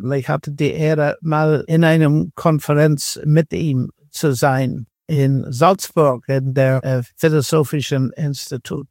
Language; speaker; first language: German; non-native, fluent; English